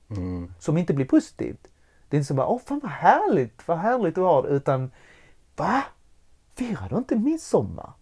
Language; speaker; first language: Swedish; early bilingual, other home language; Spanish